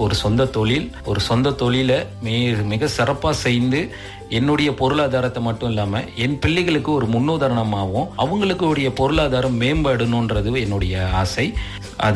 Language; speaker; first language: Tamil; early bilingual, heritage; Tamil